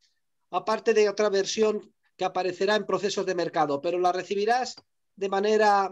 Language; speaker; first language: Spanish; native; Spanish